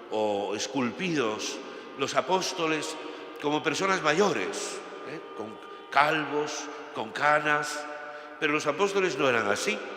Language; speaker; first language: Spanish; native; Spanish